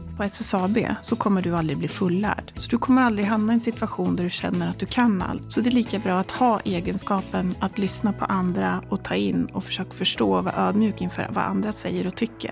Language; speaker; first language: Swedish; native; Swedish